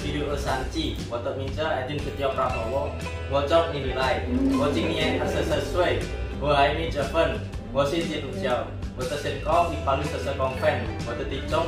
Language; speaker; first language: Chinese; non-native, learner; Indonesian